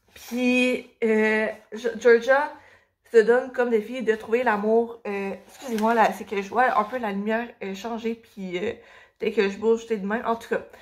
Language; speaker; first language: French; native; French